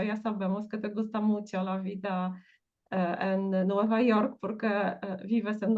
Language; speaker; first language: Spanish; non-native, fluent; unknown